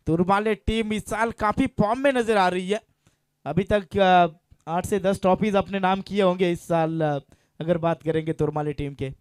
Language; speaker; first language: Hindi; non-native, local second language; Marathi